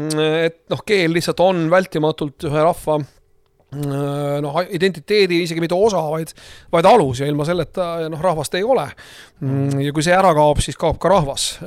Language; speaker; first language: Estonian; native; Estonian